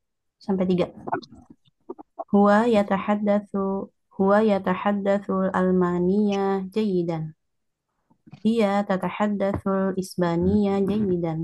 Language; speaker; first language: Arabic; non-native, learner; Indonesian